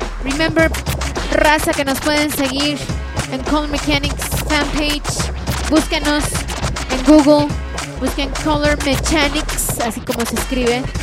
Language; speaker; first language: Spanish; native; Spanish